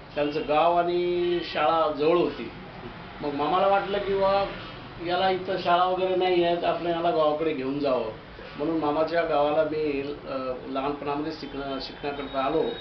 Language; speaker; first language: Marathi; non-native, local second language; Lambadi